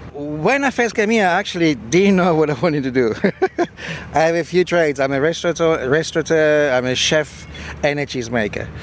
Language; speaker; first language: English; non-native, fluent; Italian